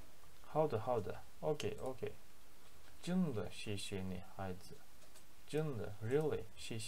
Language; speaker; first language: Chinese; non-native, learner; Turkish